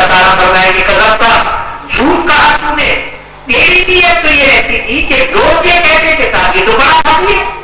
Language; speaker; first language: Urdu; non-native, local second language; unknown